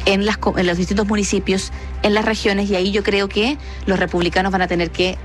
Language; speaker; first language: Spanish; native; Spanish